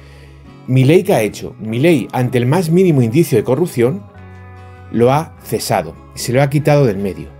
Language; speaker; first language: Spanish; native; Spanish